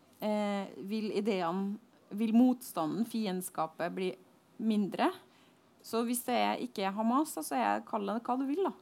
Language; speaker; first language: Norwegian; native; Norwegian